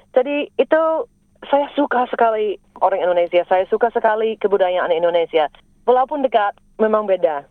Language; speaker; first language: Indonesian; non-native, fluent; English